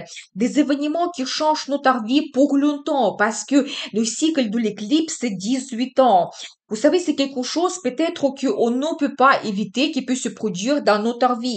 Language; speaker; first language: French; non-native, fluent; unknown